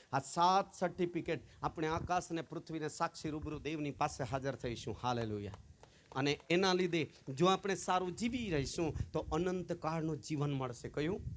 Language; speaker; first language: Gujarati; non-native, local second language; Kukna